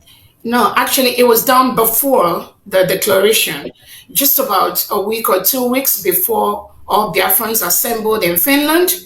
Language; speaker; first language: English; non-native, local second language; Igbo